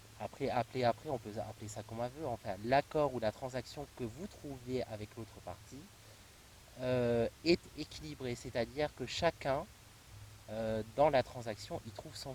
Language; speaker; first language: French; native; French